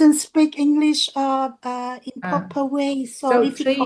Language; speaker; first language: English; non-native, learner; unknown